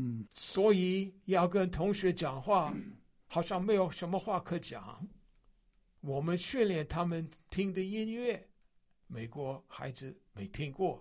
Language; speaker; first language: Chinese; non-native, fluent; English